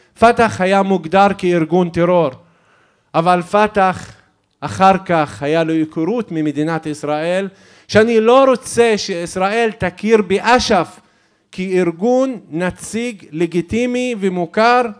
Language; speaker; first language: Hebrew; non-native, local second language; Arabic